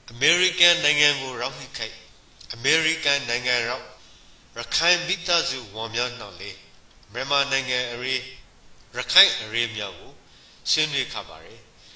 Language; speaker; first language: Burmese; native; Burmese